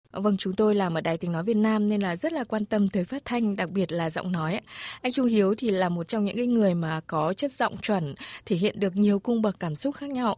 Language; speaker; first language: Vietnamese; native; Vietnamese